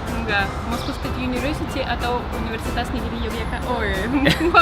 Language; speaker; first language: Indonesian; non-native, learner; Russian